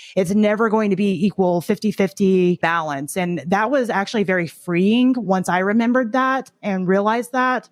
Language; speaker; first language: English; native; English